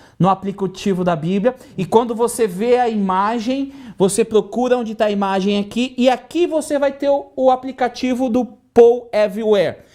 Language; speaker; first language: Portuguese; native; Portuguese